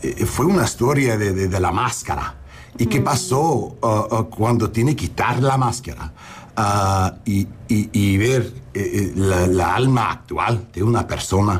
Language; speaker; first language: Spanish; non-native, learner; English